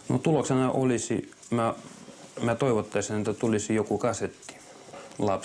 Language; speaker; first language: Finnish; non-native, fluent; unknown